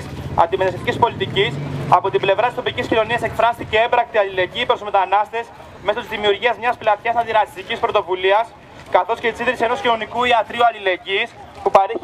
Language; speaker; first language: Greek; native; Greek